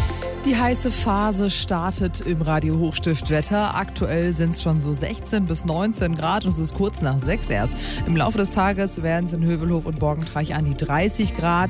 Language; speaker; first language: German; native; German